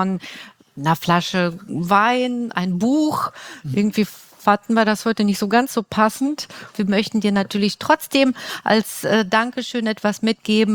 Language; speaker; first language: German; native; German